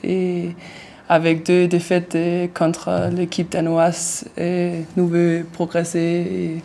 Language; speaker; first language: French; non-native, learner; Danish